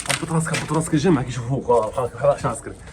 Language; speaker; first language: Arabic; native; Arabic